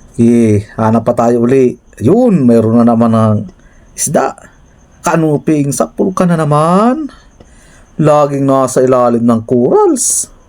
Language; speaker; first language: Filipino; native; Filipino